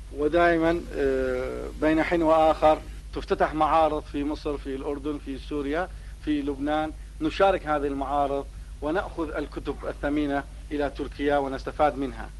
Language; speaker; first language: Arabic; non-native, fluent; Turkish